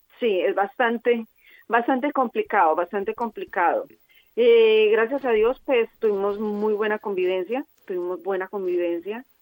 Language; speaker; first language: Spanish; native; Spanish